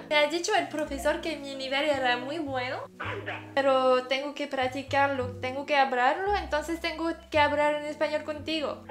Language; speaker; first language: Spanish; early bilingual, heritage; French